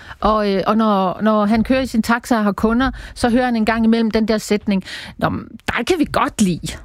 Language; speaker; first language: Danish; native; Danish